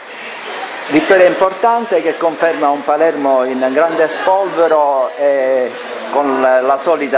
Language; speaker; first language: Italian; native; Italian